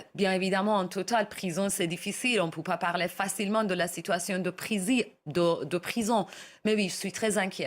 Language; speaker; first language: French; non-native, learner; Persian